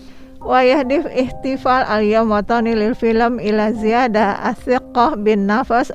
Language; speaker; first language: Arabic; non-native, fluent; Indonesian